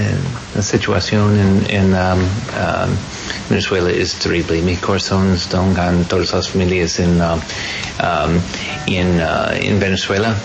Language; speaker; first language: Spanish; non-native, learner; English